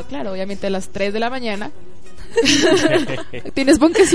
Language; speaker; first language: Spanish; native; Spanish